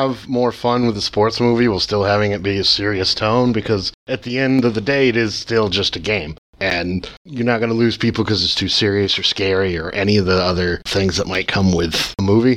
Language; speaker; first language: English; native; English